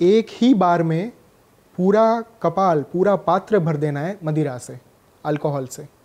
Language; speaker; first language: Hindi; non-native, local second language; Gujarati